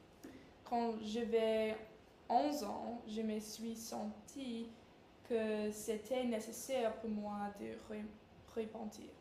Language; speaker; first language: French; non-native, learner; English